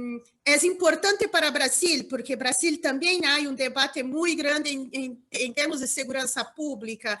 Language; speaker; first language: Spanish; non-native, learner; Portuguese